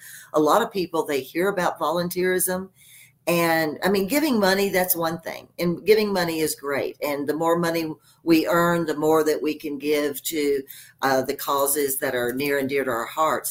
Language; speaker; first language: English; native; English